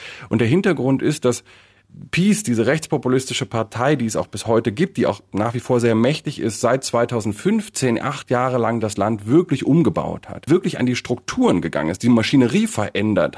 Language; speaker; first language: German; native; German